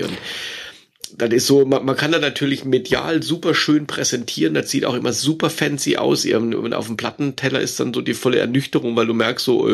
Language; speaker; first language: German; native; German